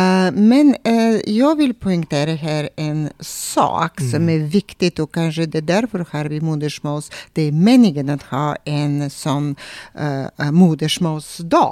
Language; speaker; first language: Swedish; non-native, fluent; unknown